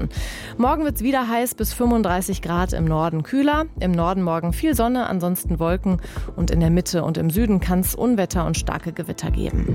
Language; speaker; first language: German; native; German